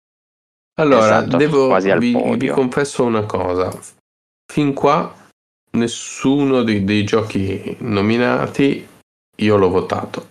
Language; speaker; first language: Italian; native; Italian